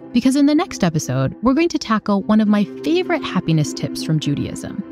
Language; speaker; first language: English; native; English